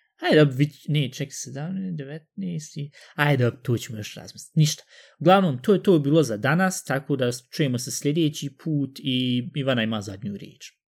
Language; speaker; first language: Bosnian; early bilingual, heritage; Bosnian